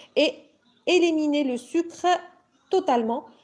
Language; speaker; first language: French; non-native, local second language; Arabic